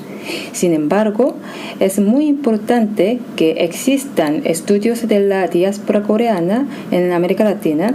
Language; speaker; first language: Spanish; non-native, fluent; Korean